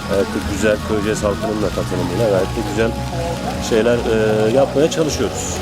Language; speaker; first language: Turkish; native; Turkish